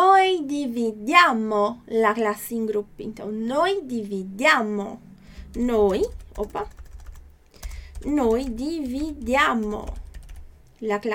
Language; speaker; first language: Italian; non-native, fluent; Portuguese